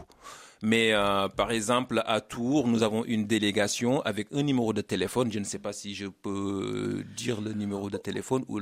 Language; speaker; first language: French; non-native, local second language; Wolof